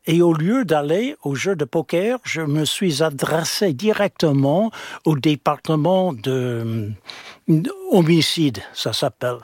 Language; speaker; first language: French; non-native, fluent; English